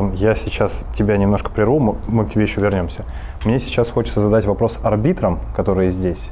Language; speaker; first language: Russian; native; Russian